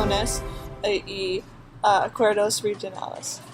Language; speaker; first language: Spanish; non-native, learner; English